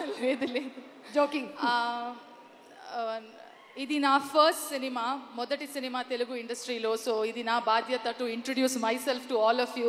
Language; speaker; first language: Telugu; non-native, learner; Kannada